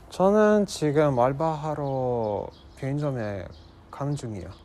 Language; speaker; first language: Korean; non-native, fluent; Uzbek